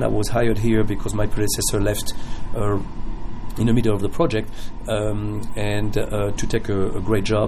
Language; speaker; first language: English; non-native, fluent; French